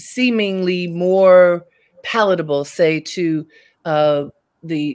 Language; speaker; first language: English; native; English